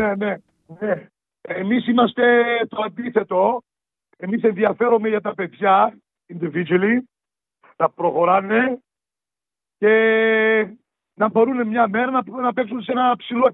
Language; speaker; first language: Greek; early bilingual, heritage; Greek